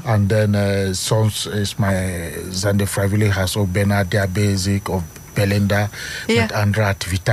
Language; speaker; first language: Dutch; non-native, learner; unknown